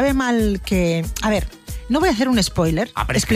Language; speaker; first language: Spanish; native; Spanish